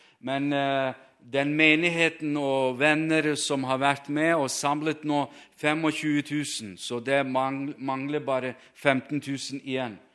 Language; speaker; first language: Norwegian; non-native, fluent; Ukrainian